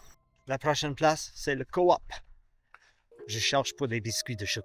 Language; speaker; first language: French; non-native, learner; English